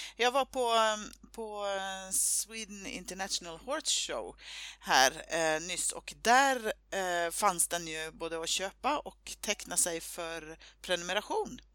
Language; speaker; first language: Swedish; native; Swedish